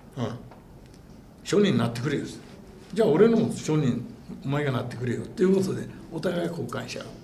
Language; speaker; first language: Japanese; native; Japanese